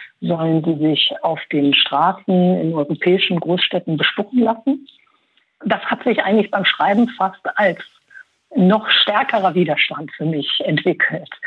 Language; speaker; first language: German; early bilingual, other home language; Persian